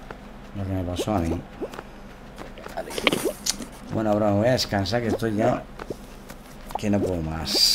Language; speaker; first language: Spanish; native; Spanish